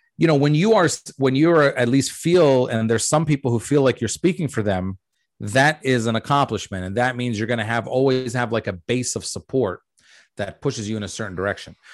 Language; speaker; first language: English; early bilingual, other home language; Arabic